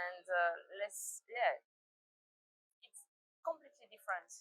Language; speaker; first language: English; non-native, learner; French